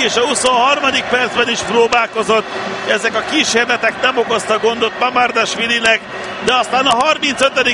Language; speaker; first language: Hungarian; native; Hungarian